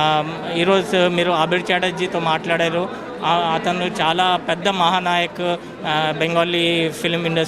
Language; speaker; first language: Telugu; non-native, local second language; Bangla